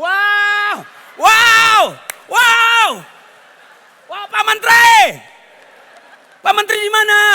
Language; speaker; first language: Malay; native; Malay